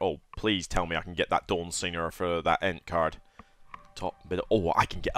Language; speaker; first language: English; native; English